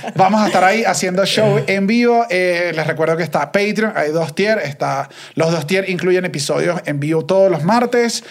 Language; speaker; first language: Spanish; native; Spanish